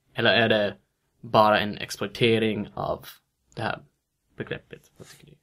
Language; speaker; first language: Swedish; non-native, fluent; English